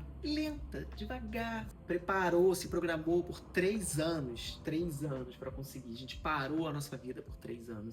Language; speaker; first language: Portuguese; native; Portuguese